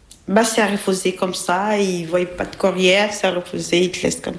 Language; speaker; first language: French; non-native, learner; Albanian